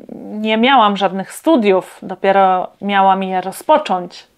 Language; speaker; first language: Polish; non-native, fluent; Latvian